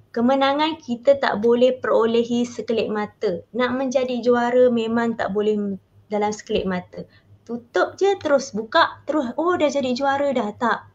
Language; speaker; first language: Malay; native; Malay